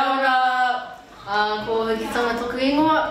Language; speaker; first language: Māori; non-native, local second language; English